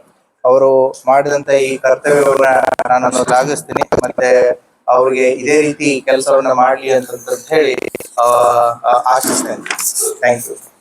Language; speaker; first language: Kannada; native; Kannada